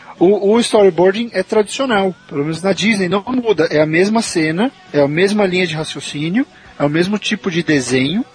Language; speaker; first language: Portuguese; native; Portuguese